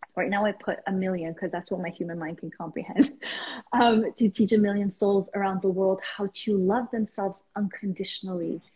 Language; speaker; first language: English; non-native, fluent; Persian